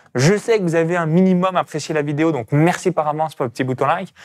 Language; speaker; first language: French; native; French